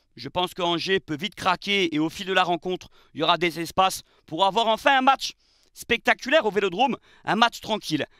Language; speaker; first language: French; native; French